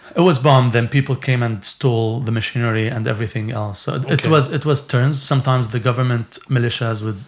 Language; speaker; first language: English; non-native, fluent; Arabic